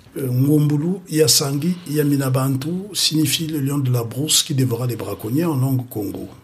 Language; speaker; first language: French; non-native, local second language; Kongo